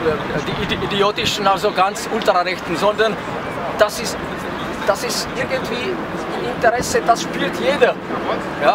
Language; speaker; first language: German; non-native, fluent; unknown